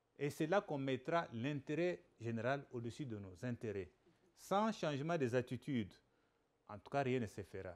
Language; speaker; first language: French; non-native, local second language; Lingala